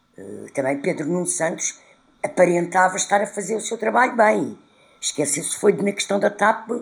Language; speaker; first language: Portuguese; native; Portuguese